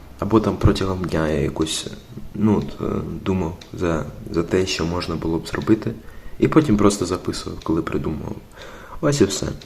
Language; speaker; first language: Ukrainian; native; Ukrainian